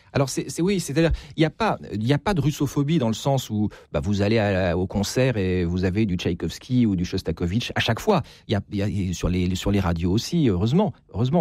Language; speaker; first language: French; native; French